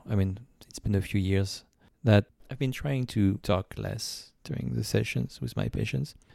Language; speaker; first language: English; non-native, fluent; French